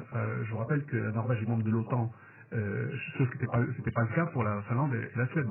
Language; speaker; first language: French; native; French